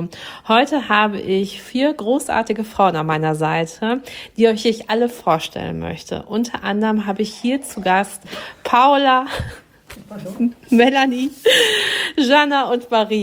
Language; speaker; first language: German; native; German